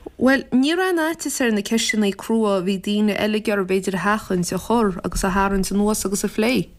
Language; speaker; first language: Irish; native; Irish